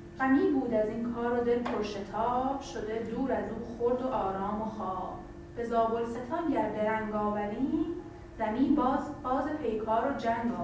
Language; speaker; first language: Persian; native; Persian